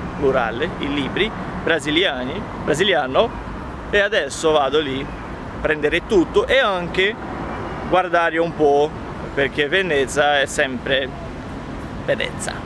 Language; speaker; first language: Italian; non-native, learner; Portuguese